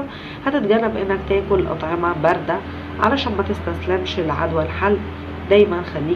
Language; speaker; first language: Arabic; native; Arabic